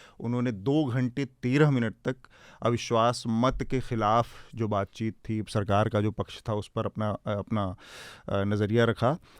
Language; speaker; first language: Hindi; native; Hindi